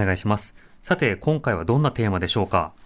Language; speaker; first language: Japanese; native; Japanese